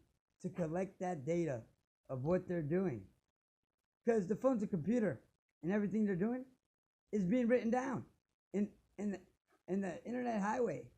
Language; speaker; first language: English; native; English